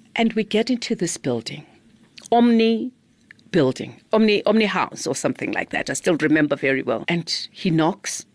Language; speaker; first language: English; non-native, local second language; Zulu